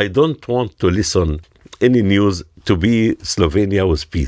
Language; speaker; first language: English; non-native, learner; Arabic